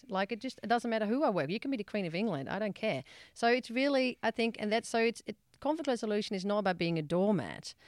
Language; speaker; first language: English; non-native, fluent; Dutch